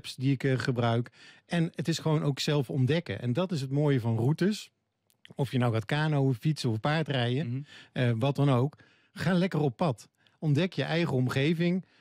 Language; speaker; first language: Dutch; native; Dutch